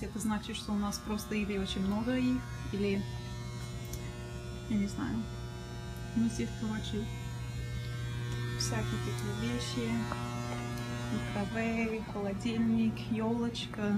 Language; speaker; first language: Russian; early bilingual, heritage; Russian